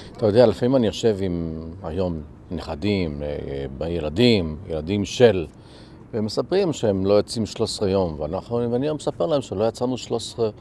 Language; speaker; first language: Hebrew; native; Hebrew